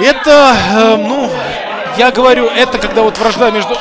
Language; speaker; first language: Russian; native; Russian